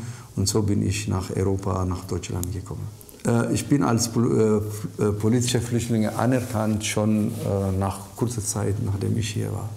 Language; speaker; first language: German; non-native, fluent; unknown